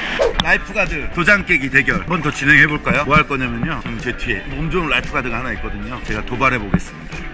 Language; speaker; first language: Korean; native; Korean